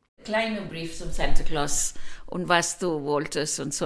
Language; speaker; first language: German; non-native, learner; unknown